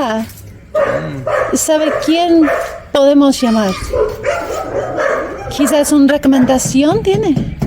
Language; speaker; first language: Spanish; non-native, learner; English